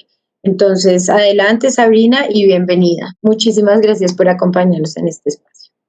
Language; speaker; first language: Spanish; native; Spanish